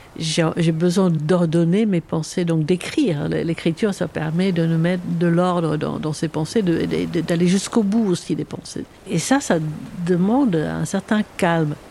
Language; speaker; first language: French; early bilingual, other home language; Czech